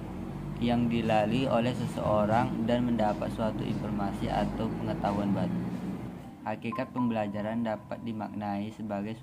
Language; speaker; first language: Indonesian; native; Indonesian